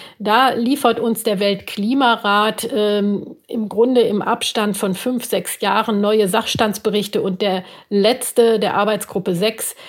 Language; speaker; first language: German; native; German